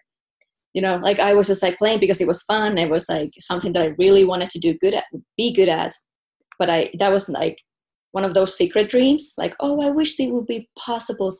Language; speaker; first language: English; non-native, fluent; Finnish